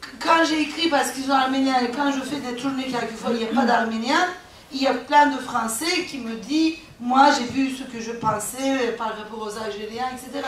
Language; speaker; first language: French; non-native, fluent; Turkish